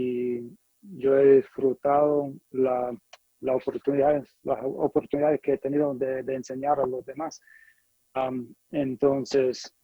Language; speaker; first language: Spanish; non-native, fluent; English